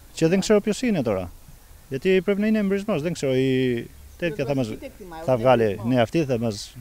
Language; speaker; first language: Greek; non-native, fluent; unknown